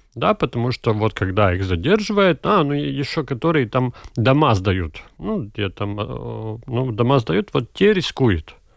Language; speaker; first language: Russian; non-native, local second language; Latvian